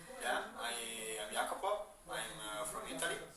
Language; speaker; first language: English; non-native, learner; Italian